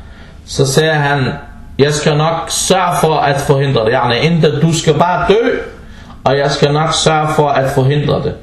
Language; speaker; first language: Danish; non-native, fluent; Arabic